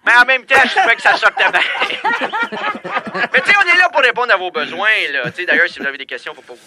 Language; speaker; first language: French; native; French